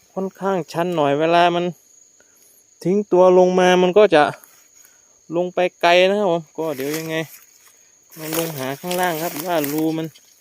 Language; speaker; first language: Thai; native; Thai